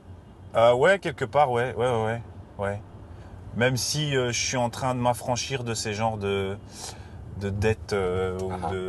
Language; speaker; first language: French; native; French